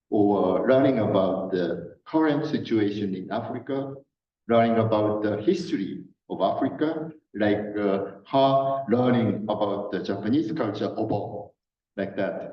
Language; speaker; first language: English; non-native, fluent; Japanese